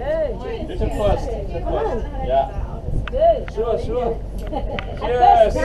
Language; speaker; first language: English; non-native, learner; Vietnamese